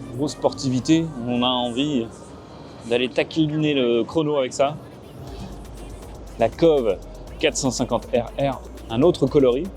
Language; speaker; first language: French; native; French